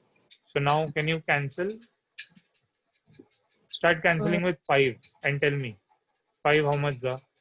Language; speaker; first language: English; non-native, local second language; Hindi